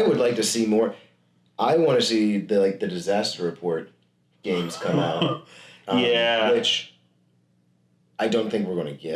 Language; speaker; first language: English; native; English